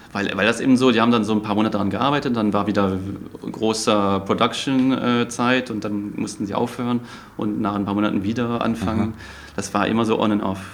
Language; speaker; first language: German; non-native, local second language; Luxembourgish